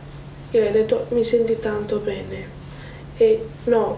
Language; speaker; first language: Italian; non-native, learner; Romanian